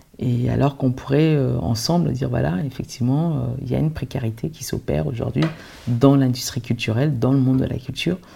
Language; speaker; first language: French; early bilingual, other home language; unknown